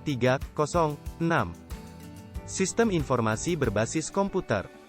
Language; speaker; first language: Indonesian; native; Indonesian